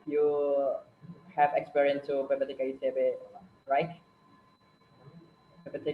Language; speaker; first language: English; non-native, learner; Indonesian